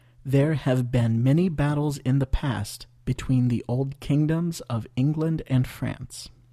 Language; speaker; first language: English; native; English